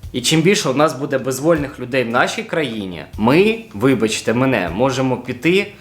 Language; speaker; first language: Ukrainian; non-native, local second language; Russian